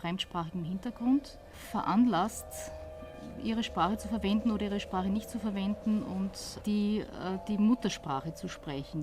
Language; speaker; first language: German; native; German